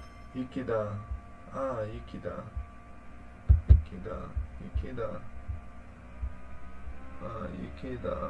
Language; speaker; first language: Japanese; non-native, learner; English